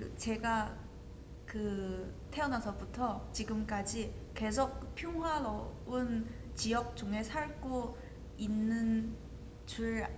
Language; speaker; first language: Korean; non-native, fluent; Chinese